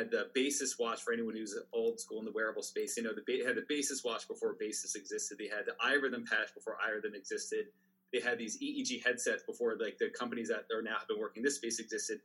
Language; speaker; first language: English; native; English